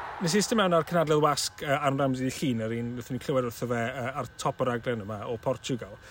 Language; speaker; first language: Welsh; native; Welsh